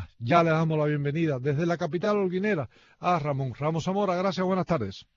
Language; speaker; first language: Spanish; native; Spanish